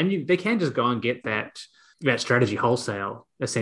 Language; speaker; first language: English; native; English